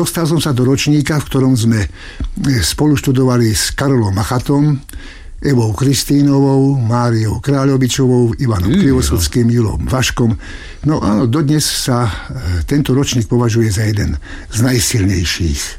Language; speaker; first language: Slovak; native; Slovak